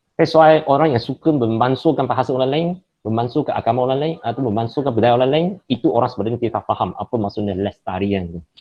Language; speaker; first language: Malay; non-native, local second language; Chinese